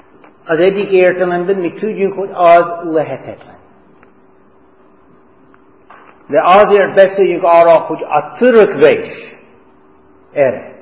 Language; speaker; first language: Hungarian; non-native, fluent; English